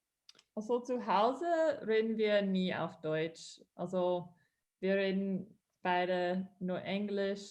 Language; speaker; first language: German; non-native, learner; English